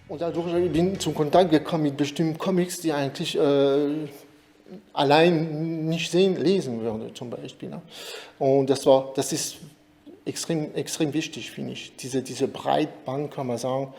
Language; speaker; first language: German; non-native, fluent; French